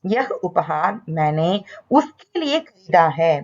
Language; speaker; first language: Hindi; non-native, local second language; Tamil